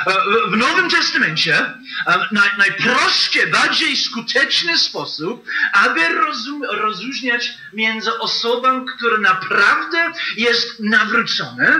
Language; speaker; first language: Polish; non-native, fluent; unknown